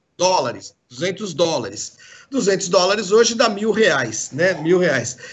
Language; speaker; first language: Portuguese; native; Portuguese